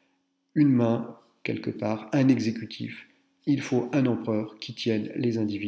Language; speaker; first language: French; native; French